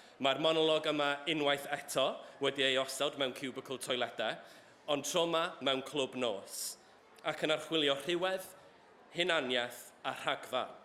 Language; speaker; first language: Welsh; native; Welsh